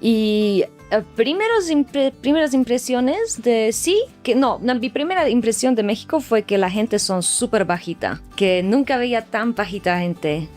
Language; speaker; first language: Spanish; non-native, fluent; Slovak